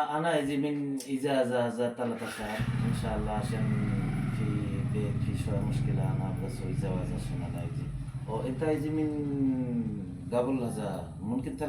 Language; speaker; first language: Arabic; non-native, learner; Bangla